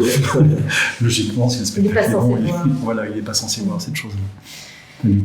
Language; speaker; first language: French; native; French